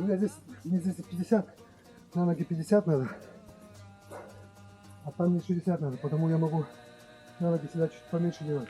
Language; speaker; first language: Russian; native; Russian